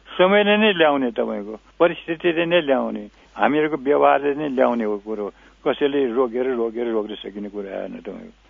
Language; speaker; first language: Nepali; non-native, local second language; Newari